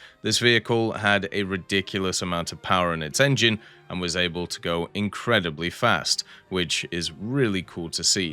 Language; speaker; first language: English; native; English